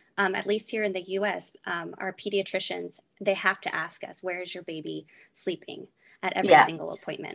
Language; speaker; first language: English; native; English